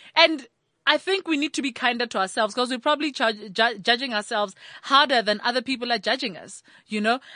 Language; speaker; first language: English; non-native, local second language; Tswana